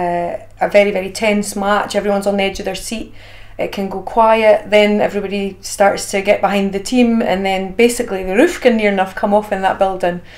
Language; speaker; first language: English; native; English